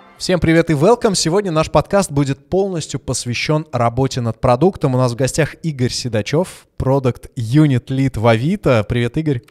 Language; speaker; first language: Russian; native; Russian